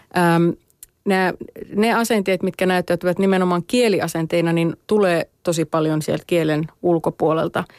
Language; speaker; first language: Finnish; native; Finnish